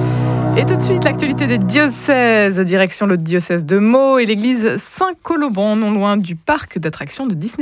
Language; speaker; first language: French; native; French